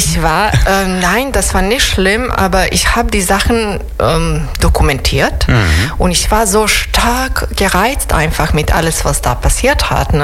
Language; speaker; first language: German; non-native, fluent; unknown